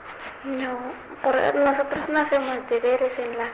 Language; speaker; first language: Spanish; non-native, learner; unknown